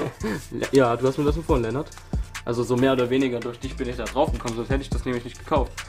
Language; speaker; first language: German; native; German